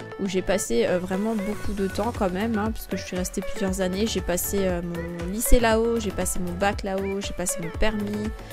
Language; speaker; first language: French; native; French